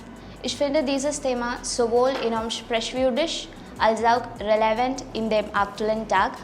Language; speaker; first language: German; non-native, fluent; Malayalam